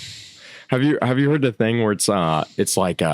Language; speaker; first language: English; native; English